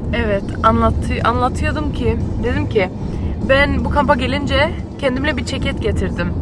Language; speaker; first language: Turkish; early bilingual, heritage; Turkish